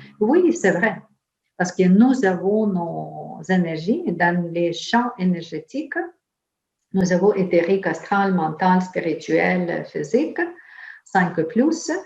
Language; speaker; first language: French; non-native, fluent; Ukrainian